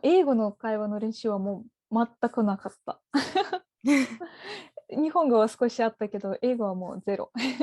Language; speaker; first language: Japanese; non-native, fluent; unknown